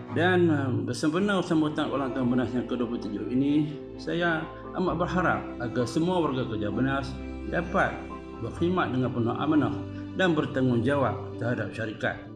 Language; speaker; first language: Malay; native; Malay